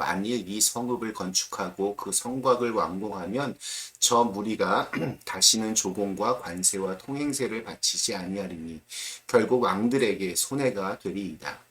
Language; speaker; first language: Korean; native; Korean